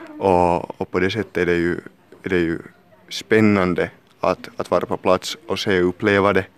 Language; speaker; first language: Swedish; native; Swedish